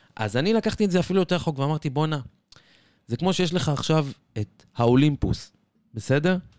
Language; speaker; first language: Hebrew; native; Hebrew